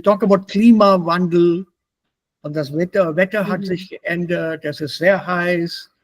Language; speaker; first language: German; non-native, fluent; Hindi